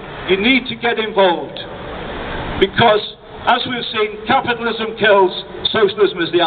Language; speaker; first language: English; native; English